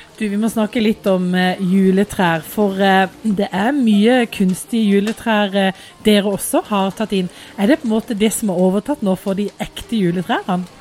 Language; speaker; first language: Norwegian; native; Norwegian